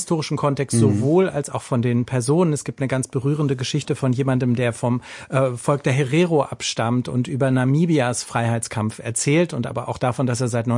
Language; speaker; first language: German; native; German